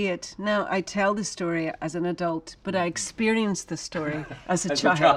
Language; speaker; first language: English; native; English